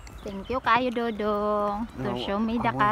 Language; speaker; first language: English; non-native, local second language; Cebuano